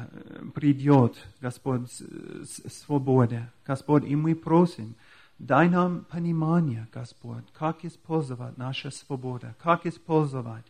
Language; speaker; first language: Russian; non-native, fluent; English